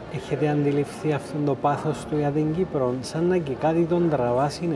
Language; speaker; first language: Greek; native; Greek